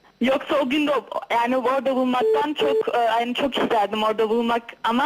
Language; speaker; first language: Turkish; early bilingual, heritage; Turkish